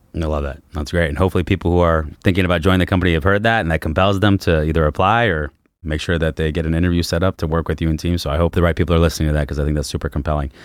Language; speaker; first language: English; native; English